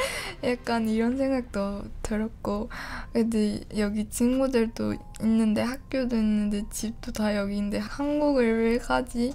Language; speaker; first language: Korean; early bilingual, other home language; Persian